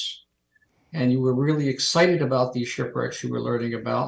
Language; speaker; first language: English; native; English